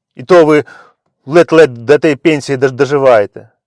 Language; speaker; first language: Ukrainian; native; Ukrainian